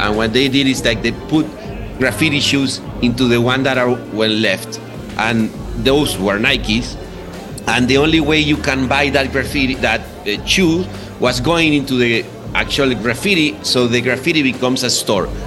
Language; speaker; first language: English; non-native, fluent; Spanish